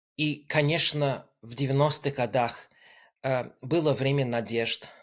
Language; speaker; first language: Russian; non-native, fluent; English